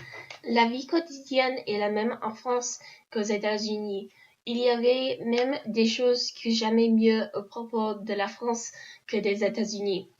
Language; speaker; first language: French; non-native, learner; English